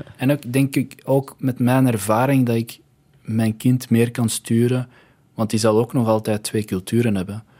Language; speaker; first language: Dutch; early bilingual, other home language; Arabic